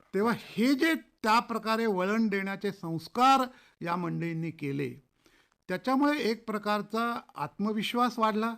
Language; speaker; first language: Marathi; native; Marathi